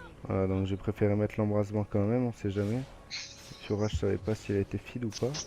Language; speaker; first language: French; native; French